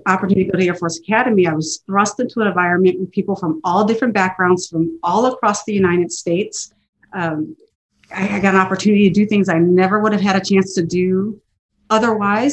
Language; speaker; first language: English; native; English